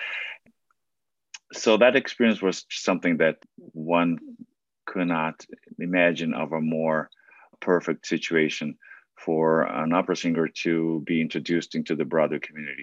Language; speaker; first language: English; non-native, fluent; Portuguese